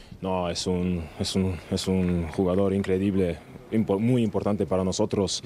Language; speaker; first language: Spanish; non-native, learner; German